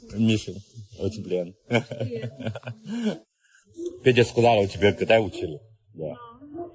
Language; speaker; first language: Russian; non-native, learner; Chinese